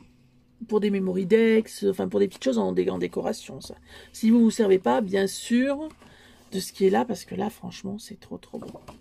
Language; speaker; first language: French; native; French